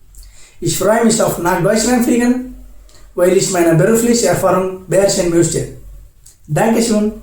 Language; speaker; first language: German; non-native, learner; Kannada